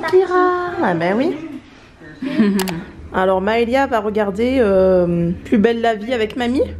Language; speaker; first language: French; native; French